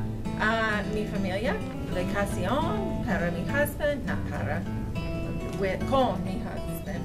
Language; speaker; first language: Spanish; non-native, learner; English